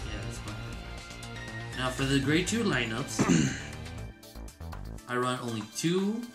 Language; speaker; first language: English; native; English